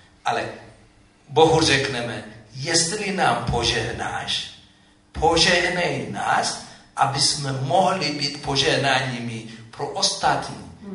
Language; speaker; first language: Czech; non-native, fluent; Amharic